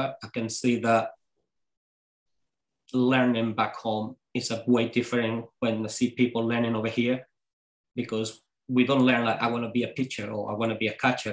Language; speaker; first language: English; non-native, fluent; Spanish